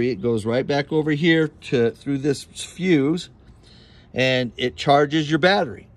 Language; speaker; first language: English; native; English